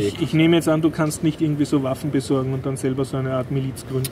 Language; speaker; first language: German; native; German